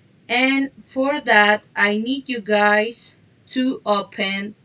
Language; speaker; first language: English; non-native, fluent; Spanish